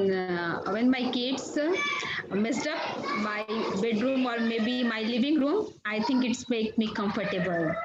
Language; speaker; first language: English; non-native, learner; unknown